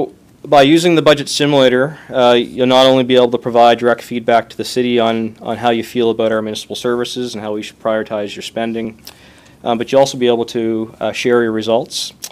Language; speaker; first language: English; native; English